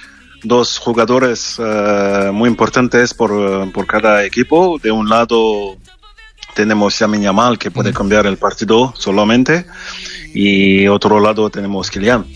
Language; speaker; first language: Spanish; non-native, fluent; French